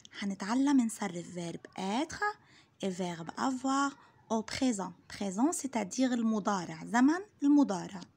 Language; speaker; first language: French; non-native, local second language; Arabic